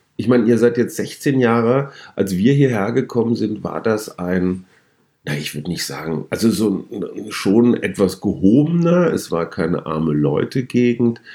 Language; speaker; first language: German; native; German